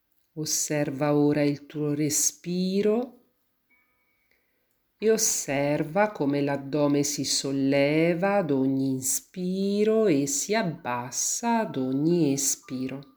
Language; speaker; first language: Italian; native; Italian